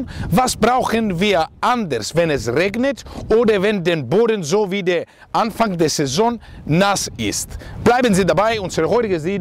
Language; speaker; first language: German; non-native, learner; Greek